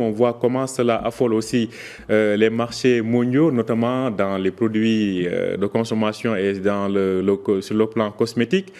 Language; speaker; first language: French; native; French